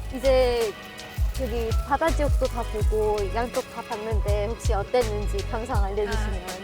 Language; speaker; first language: Korean; native; Korean